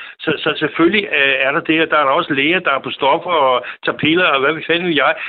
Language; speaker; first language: Danish; native; Danish